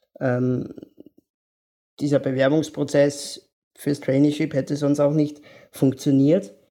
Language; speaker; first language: German; native; German